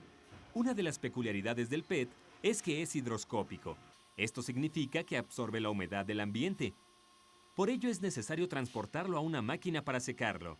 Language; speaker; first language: Spanish; native; Spanish